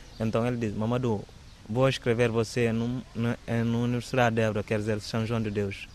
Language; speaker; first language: Portuguese; non-native, local second language; Upper Guinea Crioulo